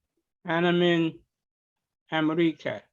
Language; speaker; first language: Arabic; non-native, learner; English